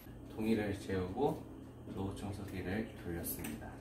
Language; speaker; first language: Korean; native; Korean